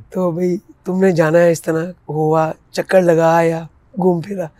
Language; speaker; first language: Urdu; non-native, local second language; Punjabi